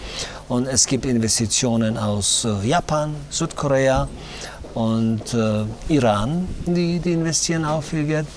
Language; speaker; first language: German; non-native, fluent; Tajik